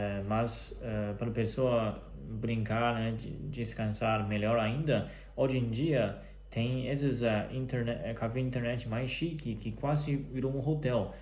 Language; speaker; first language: Portuguese; non-native, fluent; Chinese